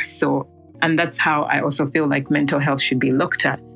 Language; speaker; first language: English; non-native, local second language; Ganda